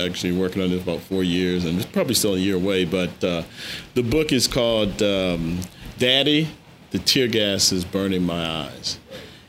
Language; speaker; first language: English; native; English